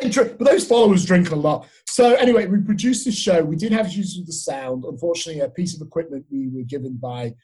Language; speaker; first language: English; native; English